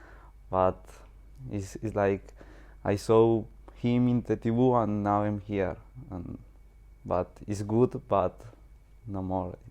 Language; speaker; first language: English; non-native, learner; Spanish